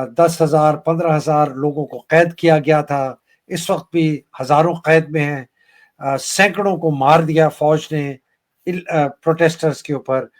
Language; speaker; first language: Urdu; native; Urdu